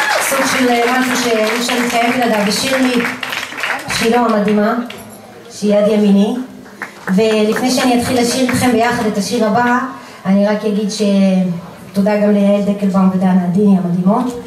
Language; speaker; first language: Hebrew; native; Hebrew